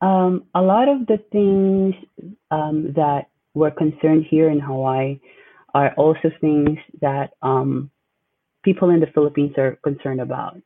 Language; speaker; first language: English; non-native, local second language; Filipino